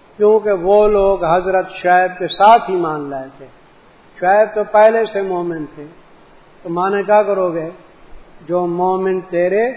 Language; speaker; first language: Urdu; non-native, local second language; Sindhi